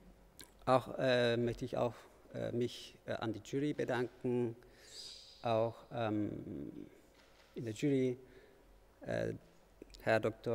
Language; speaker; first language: German; non-native, fluent; Turkish